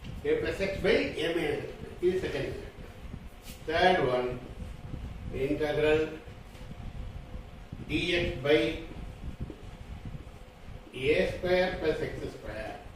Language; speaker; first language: English; non-native, local second language; Tamil